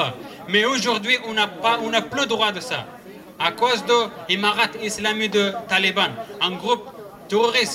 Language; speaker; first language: French; non-native, learner; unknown